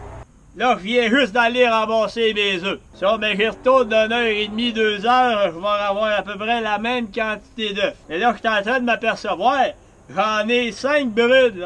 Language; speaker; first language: French; native; French